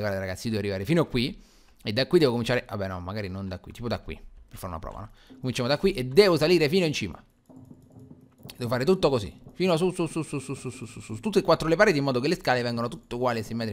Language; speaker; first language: Italian; native; Italian